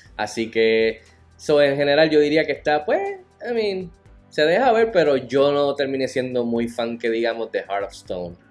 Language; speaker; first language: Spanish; native; Spanish